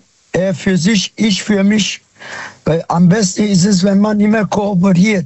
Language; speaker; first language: German; non-native, fluent; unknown